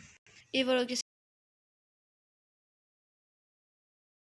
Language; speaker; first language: French; native; French